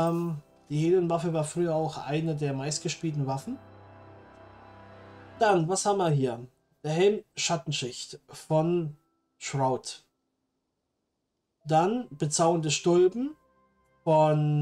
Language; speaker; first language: German; native; German